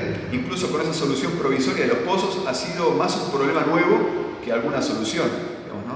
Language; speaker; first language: Spanish; native; Spanish